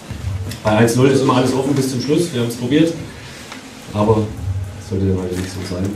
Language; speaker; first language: German; native; German